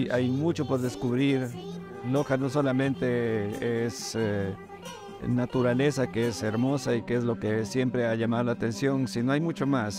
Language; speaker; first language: Spanish; native; Spanish